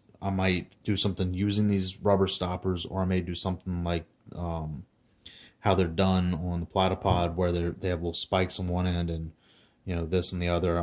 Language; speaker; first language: English; native; English